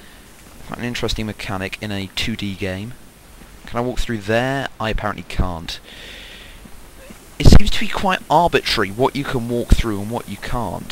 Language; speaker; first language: English; native; English